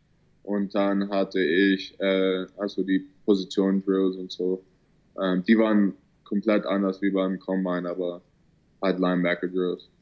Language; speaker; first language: German; early bilingual, heritage; German